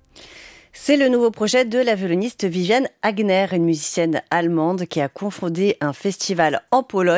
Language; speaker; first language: French; native; French